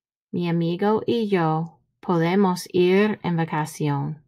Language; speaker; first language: Spanish; non-native, fluent; English